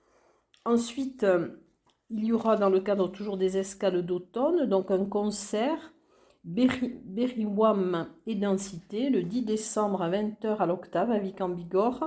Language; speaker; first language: French; native; French